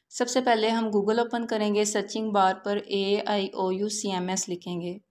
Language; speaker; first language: Urdu; native; Urdu